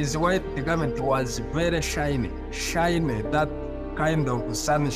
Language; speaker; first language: English; non-native, local second language; Kinyarwanda